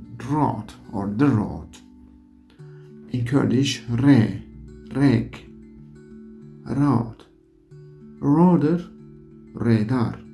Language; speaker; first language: English; non-native, learner; Kurdish